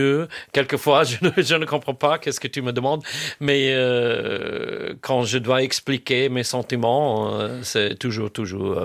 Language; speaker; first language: French; non-native, learner; English